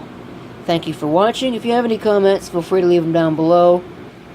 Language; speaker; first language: English; native; English